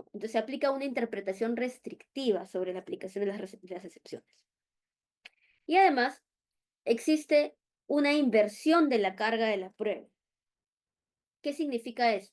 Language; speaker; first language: Spanish; native; Spanish